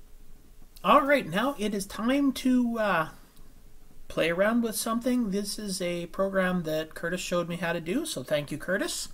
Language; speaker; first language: English; native; English